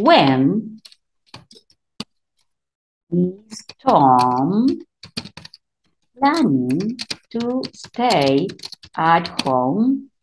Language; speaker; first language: English; non-native, fluent; Spanish